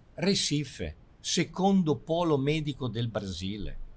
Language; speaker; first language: Italian; native; Italian